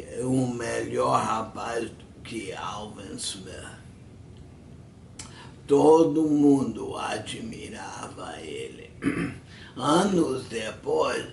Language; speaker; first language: Portuguese; non-native, fluent; English